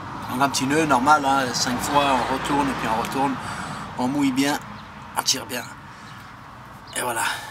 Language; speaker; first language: French; non-native, fluent; English